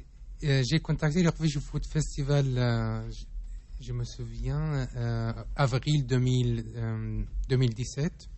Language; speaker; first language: French; non-native, learner; Arabic